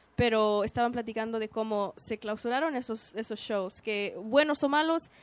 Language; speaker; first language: Spanish; early bilingual, heritage; Spanish